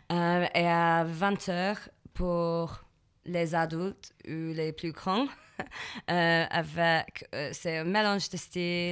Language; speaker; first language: French; non-native, learner; English